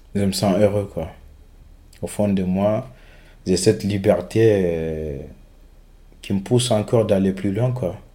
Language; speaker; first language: French; non-native, local second language; Fula